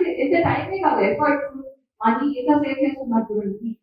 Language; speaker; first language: English; non-native, local second language; Telugu